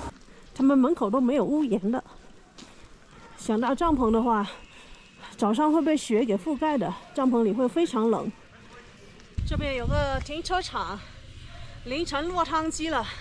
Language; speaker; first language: Chinese; native; Chinese